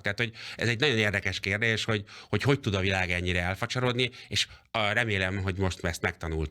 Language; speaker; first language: Hungarian; native; Hungarian